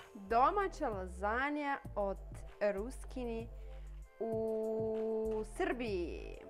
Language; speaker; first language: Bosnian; non-native, learner; Russian